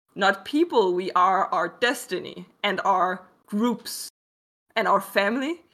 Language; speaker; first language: English; non-native, fluent; Danish